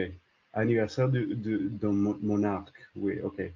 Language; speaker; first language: French; non-native, learner; English